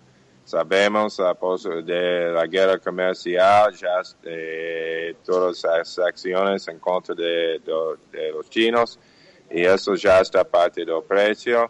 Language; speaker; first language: Portuguese; non-native, fluent; English